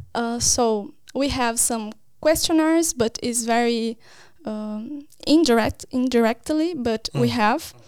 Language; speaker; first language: English; non-native, fluent; Portuguese